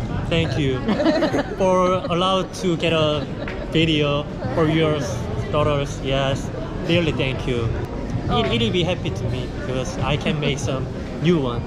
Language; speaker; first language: English; non-native, learner; Korean